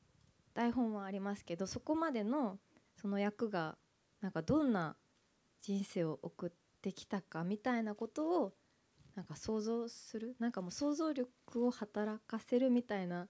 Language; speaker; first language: Japanese; native; Japanese